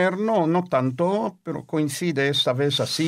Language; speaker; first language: Spanish; non-native, fluent; Hebrew